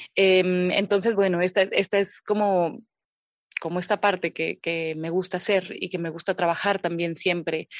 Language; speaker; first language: Spanish; native; Spanish